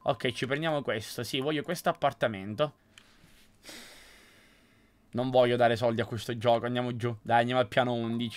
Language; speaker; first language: Italian; native; Italian